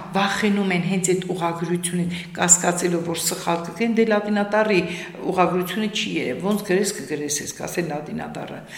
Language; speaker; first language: Armenian; native; Armenian